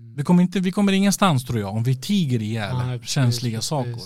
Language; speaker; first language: Swedish; early bilingual, other home language; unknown